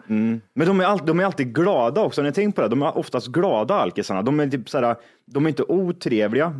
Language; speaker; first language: Swedish; early bilingual, other home language; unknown